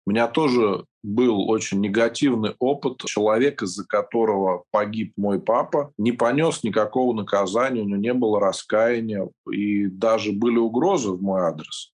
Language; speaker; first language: Russian; native; Russian